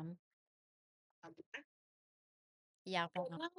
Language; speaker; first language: Indonesian; non-native, learner; English